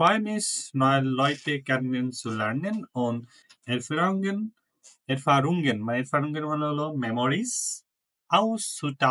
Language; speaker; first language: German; non-native, learner; Bangla